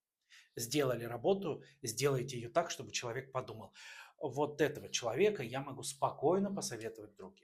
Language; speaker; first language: Russian; native; Russian